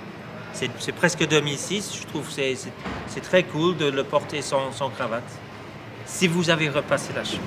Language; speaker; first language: French; non-native, fluent; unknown